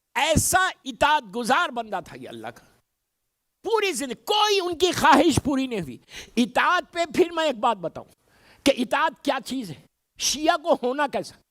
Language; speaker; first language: Urdu; native; Urdu